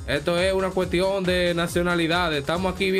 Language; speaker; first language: Spanish; native; Spanish